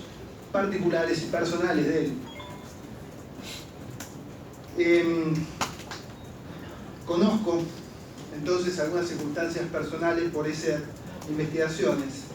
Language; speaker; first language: Spanish; native; Spanish